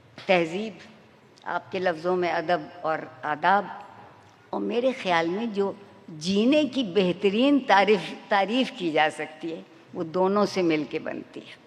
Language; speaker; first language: Urdu; native; Urdu